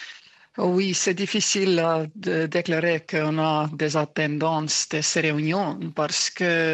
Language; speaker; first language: French; non-native, fluent; Estonian